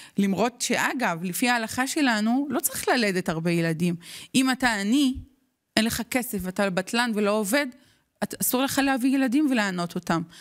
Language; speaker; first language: Hebrew; non-native, local second language; Arabic